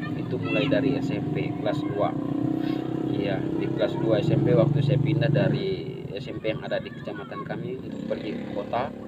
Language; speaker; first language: Indonesian; non-native, local second language; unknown